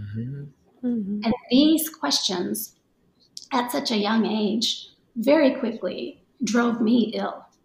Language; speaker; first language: English; early bilingual, other home language; Japanese